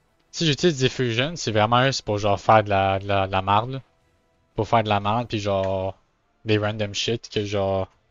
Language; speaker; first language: French; native; French